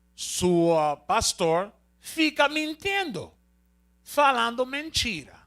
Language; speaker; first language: Portuguese; non-native, learner; Spanish